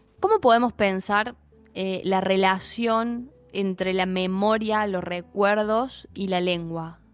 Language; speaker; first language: Spanish; native; Spanish